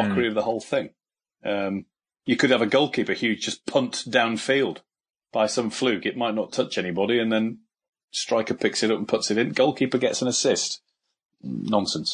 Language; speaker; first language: English; native; English